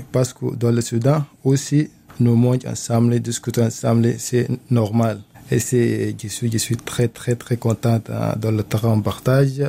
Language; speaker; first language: French; non-native, learner; Arabic